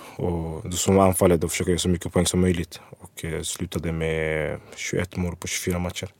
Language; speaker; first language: Swedish; early bilingual, other home language; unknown